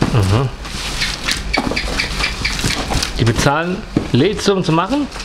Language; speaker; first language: German; native; German